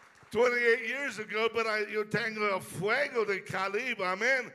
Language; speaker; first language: Spanish; non-native, learner; English